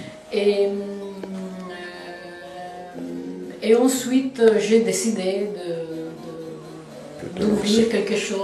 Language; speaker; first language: French; non-native, fluent; Italian